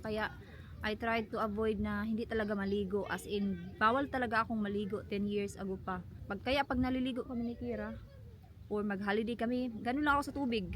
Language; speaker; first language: Filipino; native; Filipino